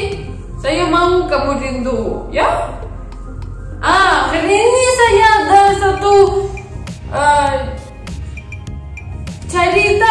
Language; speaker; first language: Indonesian; non-native, learner; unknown